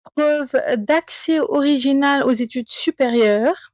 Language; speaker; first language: French; non-native, local second language; Arabic